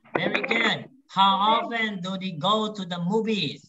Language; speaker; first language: English; non-native, fluent; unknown